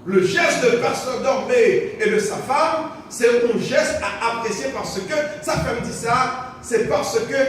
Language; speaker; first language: French; non-native, local second language; Haitian Creole